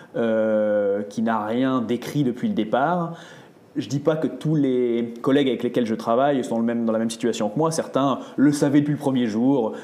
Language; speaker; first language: French; native; French